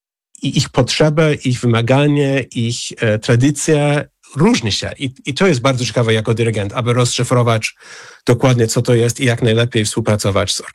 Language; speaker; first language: Polish; non-native, fluent; English